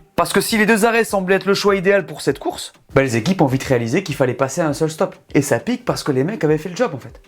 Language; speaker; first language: French; native; French